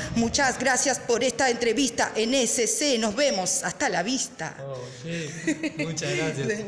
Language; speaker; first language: Spanish; early bilingual, other home language; Portuguese